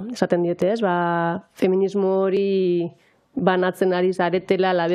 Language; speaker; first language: Basque; native; Basque